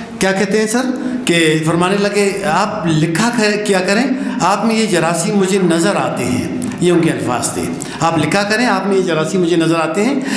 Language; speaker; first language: Urdu; non-native, local second language; Brahui